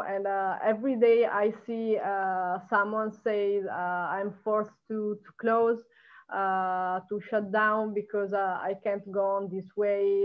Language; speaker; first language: English; non-native, fluent; Italian